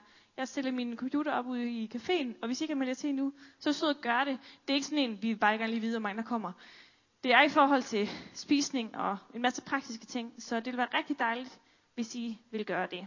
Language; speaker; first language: Danish; native; Danish